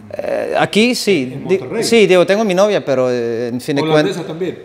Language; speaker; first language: Spanish; non-native, fluent; Dutch